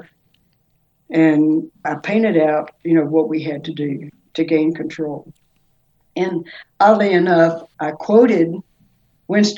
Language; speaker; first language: English; native; English